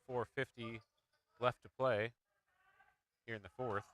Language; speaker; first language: English; native; English